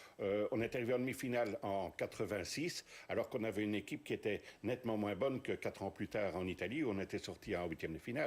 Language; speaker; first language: French; native; French